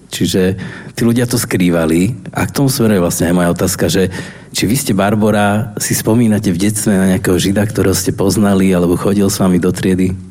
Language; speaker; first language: Slovak; native; Slovak